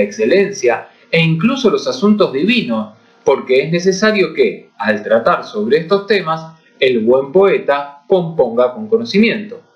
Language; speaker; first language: Spanish; native; Spanish